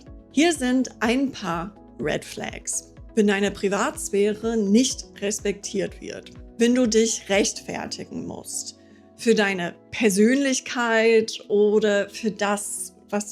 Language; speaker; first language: German; non-native, fluent; English